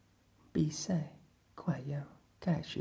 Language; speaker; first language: Chinese; non-native, learner; English